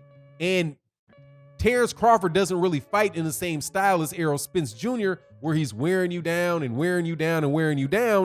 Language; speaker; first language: English; native; English